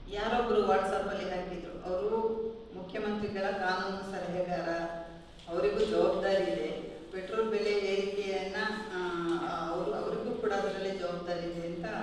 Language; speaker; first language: Kannada; non-native, local second language; Kodava